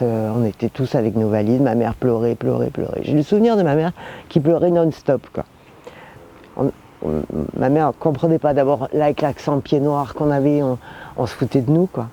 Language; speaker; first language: French; native; French